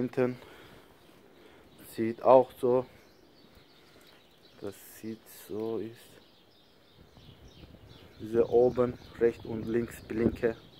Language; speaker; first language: German; non-native, learner; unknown